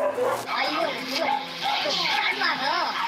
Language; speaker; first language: Korean; native; Korean